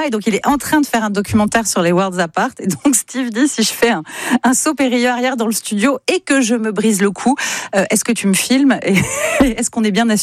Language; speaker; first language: French; native; French